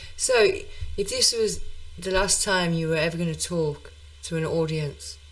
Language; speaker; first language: English; native; English